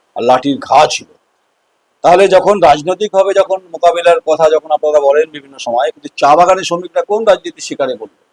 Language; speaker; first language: Bangla; native; Bangla